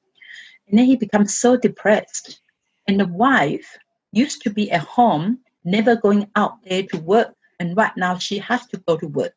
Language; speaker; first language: English; non-native, fluent; Chinese